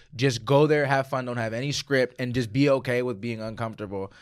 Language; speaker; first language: English; native; English